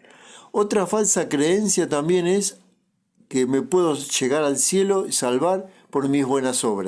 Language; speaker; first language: Spanish; native; Spanish